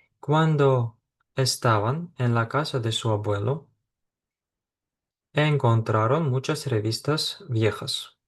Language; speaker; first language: Spanish; non-native, fluent; Ukrainian